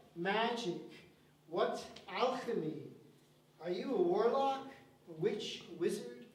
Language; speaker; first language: English; early bilingual, other home language; Czech